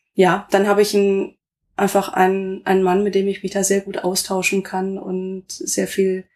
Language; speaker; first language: German; native; German